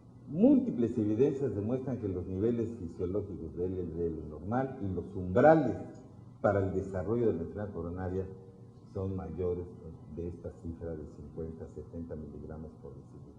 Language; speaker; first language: Spanish; native; Spanish